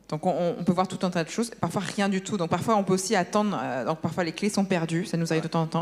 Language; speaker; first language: French; native; French